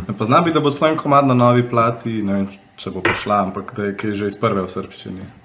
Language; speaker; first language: Slovenian; native; Slovenian